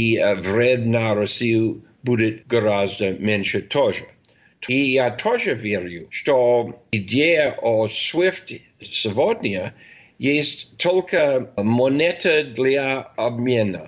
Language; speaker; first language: Russian; non-native, fluent; English